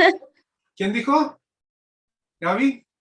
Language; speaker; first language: Spanish; native; Spanish